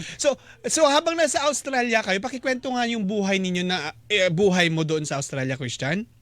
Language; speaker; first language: Filipino; native; Filipino